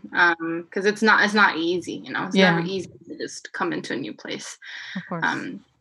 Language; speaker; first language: English; non-native, fluent; Korean